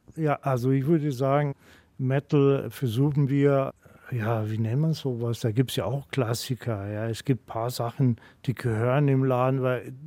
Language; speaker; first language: German; non-native, fluent; Greek